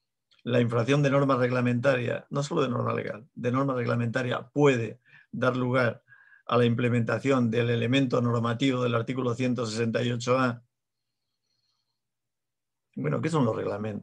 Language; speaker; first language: Spanish; native; Spanish